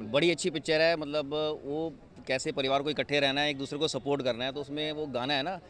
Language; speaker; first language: Hindi; non-native, local second language; Punjabi